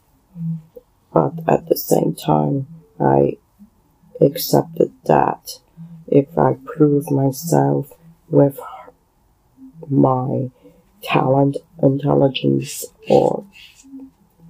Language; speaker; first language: English; non-native, local second language; Cantonese